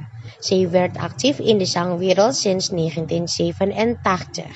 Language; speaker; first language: Dutch; non-native, fluent; Indonesian